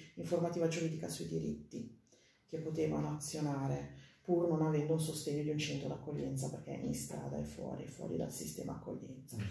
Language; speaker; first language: Italian; native; Italian